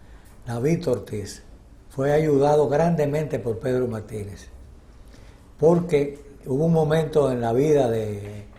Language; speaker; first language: Spanish; native; Spanish